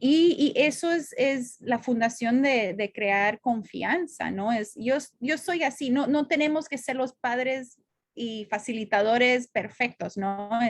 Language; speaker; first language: Spanish; non-native, fluent; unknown